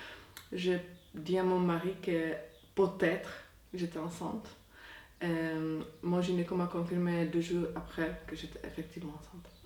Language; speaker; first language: French; non-native, fluent; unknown